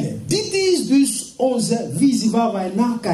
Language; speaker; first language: Dutch; non-native, fluent; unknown